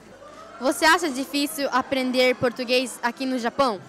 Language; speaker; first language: Portuguese; early bilingual, heritage; Portuguese